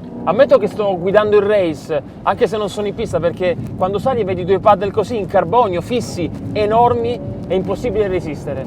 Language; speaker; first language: Italian; native; Italian